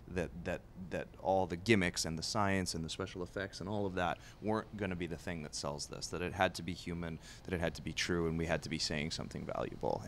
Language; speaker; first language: English; native; English